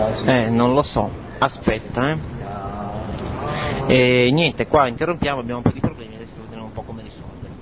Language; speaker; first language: Italian; native; Italian